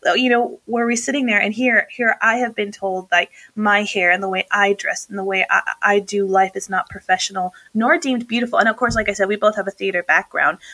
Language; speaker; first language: English; native; English